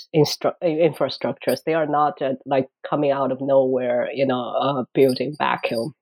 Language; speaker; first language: English; non-native, fluent; Chinese